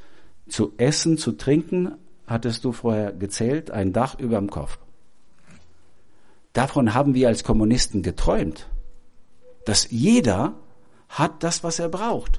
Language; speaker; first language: German; non-native, fluent; Albanian